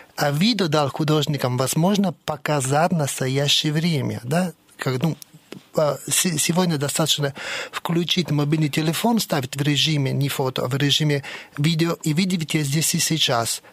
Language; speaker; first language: Russian; non-native, fluent; Italian